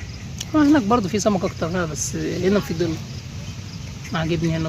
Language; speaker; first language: Arabic; native; Arabic